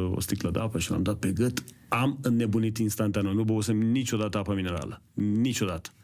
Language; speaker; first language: Romanian; early bilingual, other home language; Persian